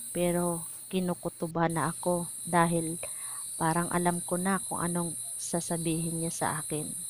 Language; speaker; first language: Filipino; native; Filipino